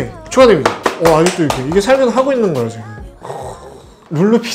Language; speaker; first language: Korean; native; Korean